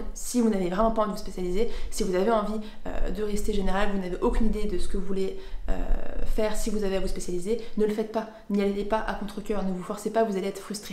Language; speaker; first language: French; native; French